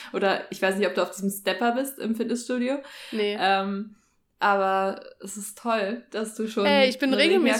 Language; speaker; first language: German; native; German